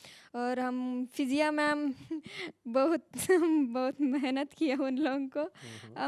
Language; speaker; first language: Hindi; non-native, local second language; Kannada